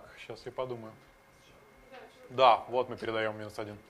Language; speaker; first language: Russian; native; Russian